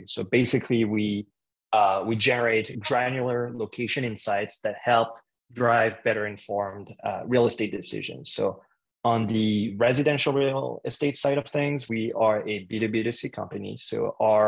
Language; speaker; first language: English; non-native, fluent; French